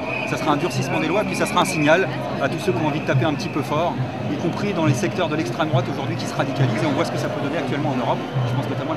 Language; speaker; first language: French; native; French